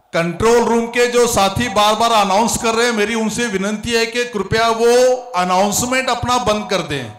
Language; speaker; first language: Hindi; non-native, local second language; Marathi